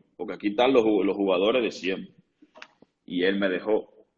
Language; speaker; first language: Spanish; native; Spanish